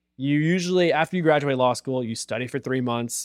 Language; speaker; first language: English; native; English